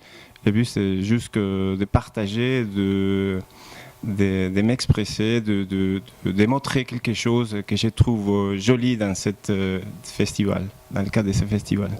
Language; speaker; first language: French; non-native, fluent; Spanish